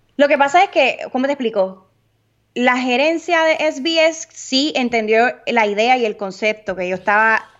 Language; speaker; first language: Spanish; early bilingual, heritage; Spanish